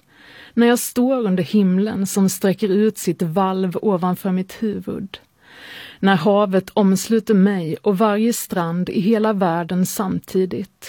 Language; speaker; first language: Swedish; native; Swedish